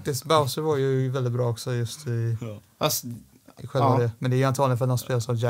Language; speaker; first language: Swedish; native; Swedish